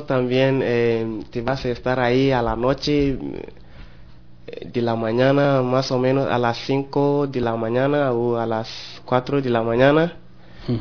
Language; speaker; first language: Spanish; non-native, learner; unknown